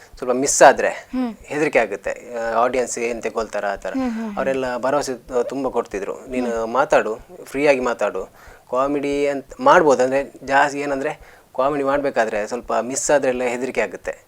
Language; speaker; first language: Kannada; non-native, local second language; Tulu